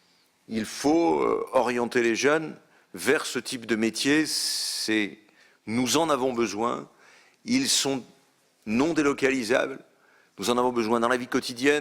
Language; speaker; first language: French; native; French